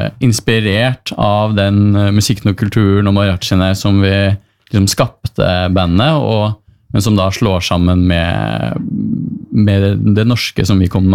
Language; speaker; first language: Norwegian; native; Norwegian